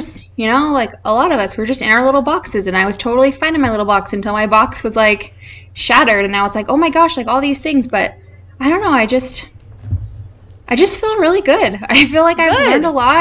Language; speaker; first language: English; native; English